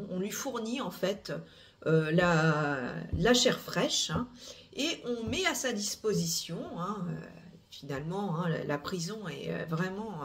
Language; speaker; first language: French; native; French